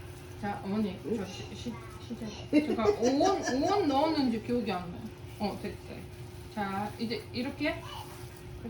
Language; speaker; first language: Korean; non-native, learner; Russian